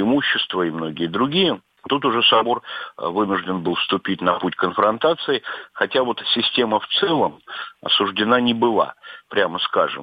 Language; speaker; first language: Russian; native; Russian